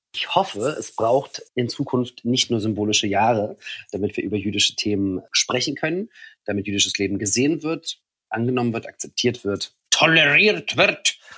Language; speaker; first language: German; early bilingual, other home language; Russian